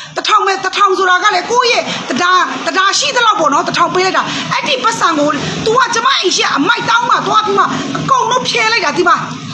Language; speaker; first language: Burmese; non-native, local second language; Shan